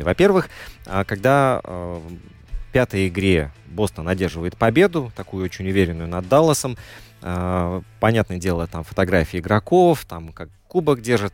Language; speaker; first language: Russian; native; Russian